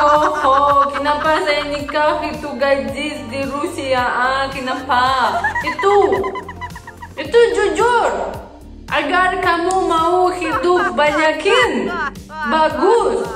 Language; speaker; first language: Indonesian; non-native, learner; Russian